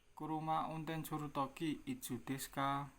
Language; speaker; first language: Japanese; non-native, learner; Indonesian